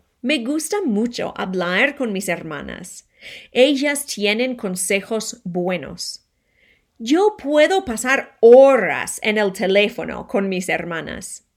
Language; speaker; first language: Spanish; non-native, fluent; English